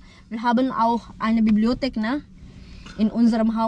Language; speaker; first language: German; non-native, learner; Indonesian